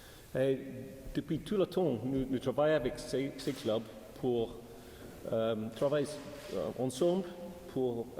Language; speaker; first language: French; non-native, learner; English